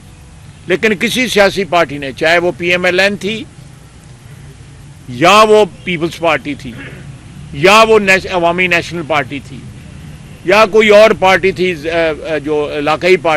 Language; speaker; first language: Urdu; non-native, local second language; Punjabi